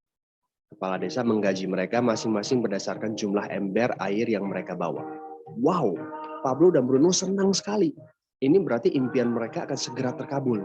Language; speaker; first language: Indonesian; native; Indonesian